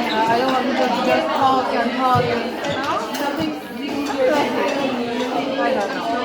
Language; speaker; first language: English; non-native, learner; Indonesian